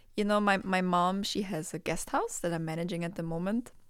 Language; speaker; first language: English; non-native, fluent; Indonesian